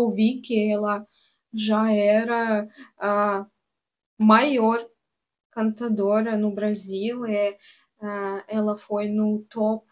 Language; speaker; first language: Portuguese; non-native, learner; Russian